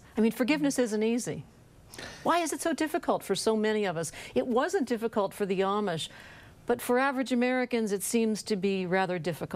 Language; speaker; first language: English; native; English